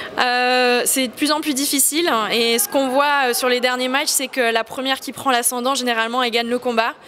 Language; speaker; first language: French; native; French